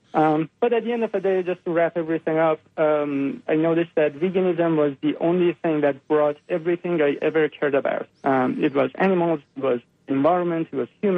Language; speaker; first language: English; non-native, fluent; Persian